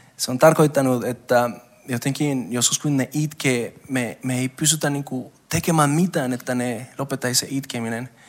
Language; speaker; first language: Finnish; non-native, fluent; Spanish